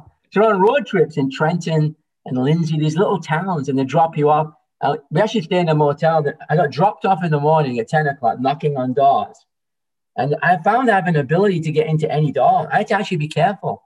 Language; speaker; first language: English; native; English